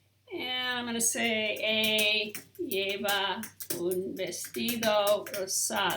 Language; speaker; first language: Spanish; non-native, learner; English